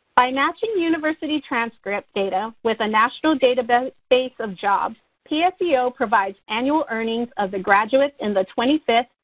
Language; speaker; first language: English; native; English